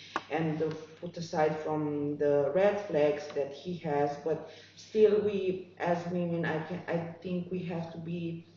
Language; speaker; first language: English; non-native, fluent; Romanian